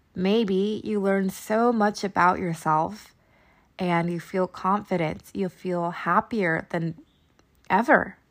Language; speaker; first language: English; native; English